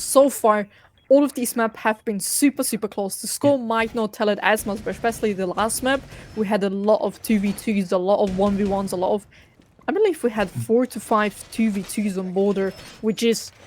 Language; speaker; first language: English; non-native, fluent; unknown